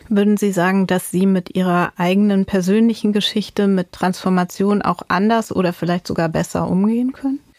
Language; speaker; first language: German; native; German